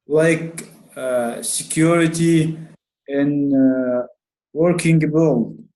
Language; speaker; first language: English; non-native, learner; Arabic